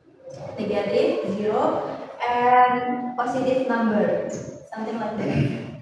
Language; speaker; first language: English; non-native, learner; Indonesian